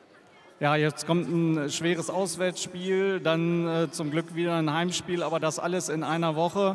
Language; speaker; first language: German; native; German